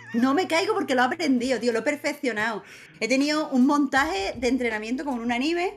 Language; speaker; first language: Spanish; native; Spanish